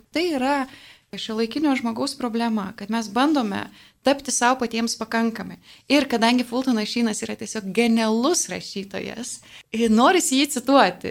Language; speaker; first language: Lithuanian; native; Lithuanian